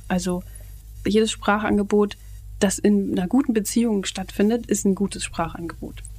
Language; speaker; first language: German; native; German